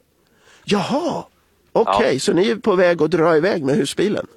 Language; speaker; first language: Swedish; native; Swedish